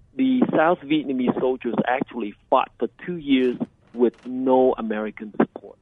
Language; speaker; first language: English; early bilingual, other home language; Vietnamese